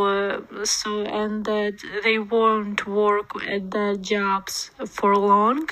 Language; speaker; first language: English; non-native, learner; Ukrainian